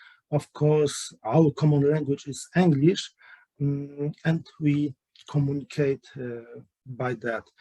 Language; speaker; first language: English; non-native, learner; Polish